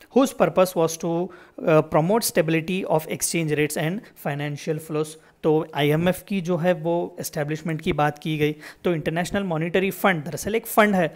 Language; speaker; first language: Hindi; non-native, local second language; Telugu